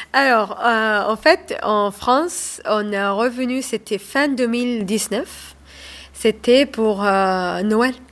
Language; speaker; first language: French; non-native, learner; Somali